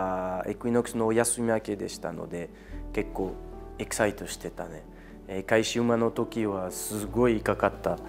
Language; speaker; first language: Japanese; non-native, fluent; French